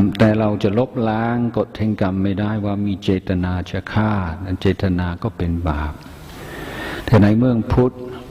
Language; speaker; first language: Thai; non-native, fluent; English